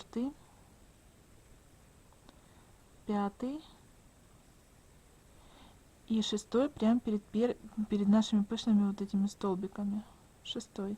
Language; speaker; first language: Russian; native; Russian